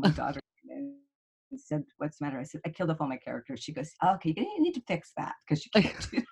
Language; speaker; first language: English; native; English